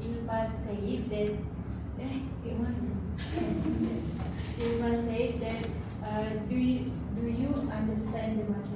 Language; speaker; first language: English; non-native, fluent; Indonesian